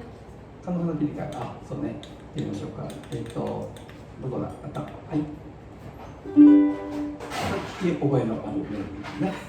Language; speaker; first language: Japanese; native; Japanese